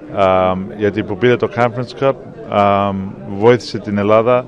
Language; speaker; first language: Greek; early bilingual, heritage; English